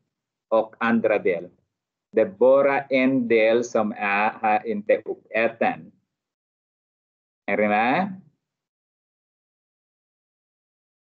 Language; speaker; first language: Swedish; non-native, learner; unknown